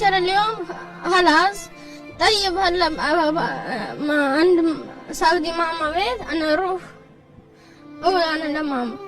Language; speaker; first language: Arabic; non-native, learner; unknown